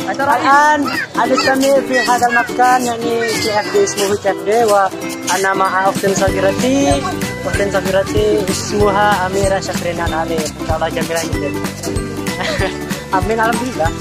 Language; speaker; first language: Arabic; non-native, learner; Indonesian